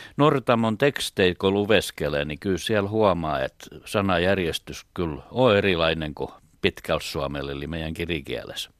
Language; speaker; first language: Finnish; native; Finnish